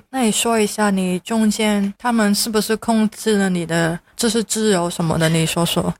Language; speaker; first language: Chinese; non-native, local second language; Cantonese